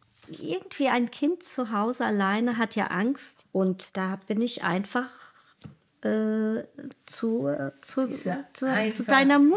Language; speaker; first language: German; early bilingual, other home language; Portuguese